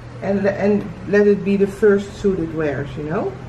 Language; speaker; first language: English; non-native, fluent; Dutch